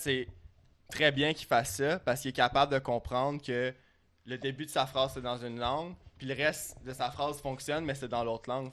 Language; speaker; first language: French; native; French